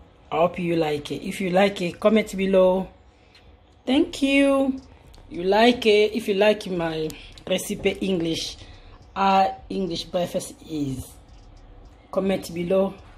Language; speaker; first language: English; non-native, learner; Lingala